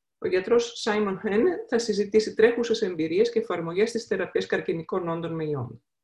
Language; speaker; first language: Greek; native; Greek